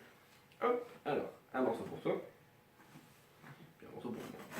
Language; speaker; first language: French; native; French